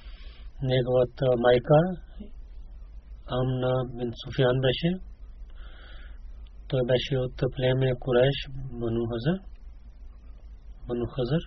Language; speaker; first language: Bulgarian; non-native, fluent; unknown